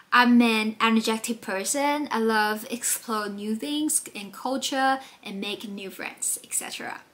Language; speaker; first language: English; non-native, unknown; Chinese